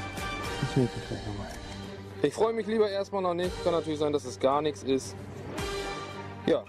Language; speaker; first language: German; native; German